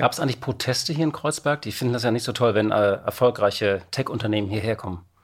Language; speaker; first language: German; native; German